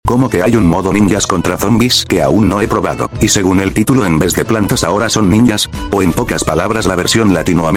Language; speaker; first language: Spanish; native; Spanish